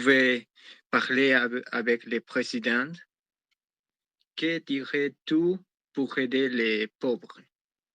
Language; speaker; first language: French; non-native, learner; Spanish